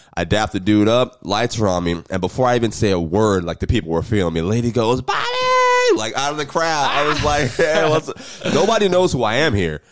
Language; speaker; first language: English; native; English